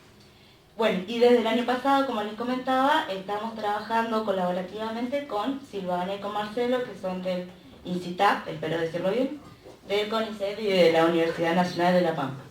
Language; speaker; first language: Spanish; native; Spanish